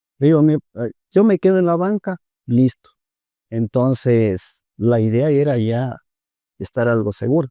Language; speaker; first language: Spanish; native; Spanish